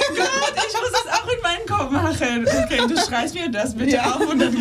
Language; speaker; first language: German; non-native, fluent; Hebrew